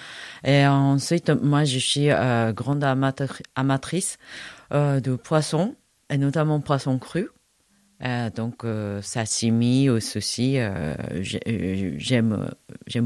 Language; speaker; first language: French; non-native, fluent; Japanese